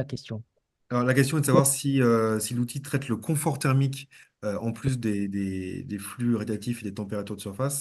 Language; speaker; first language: French; native; French